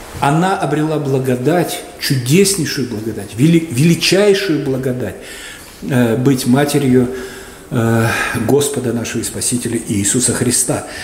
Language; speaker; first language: Russian; native; Russian